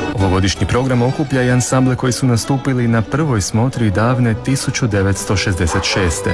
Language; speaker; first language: Croatian; native; Croatian